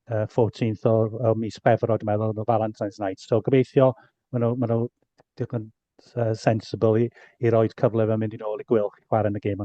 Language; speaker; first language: Welsh; non-native, fluent; English